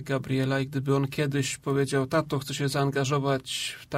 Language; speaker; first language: Polish; native; Polish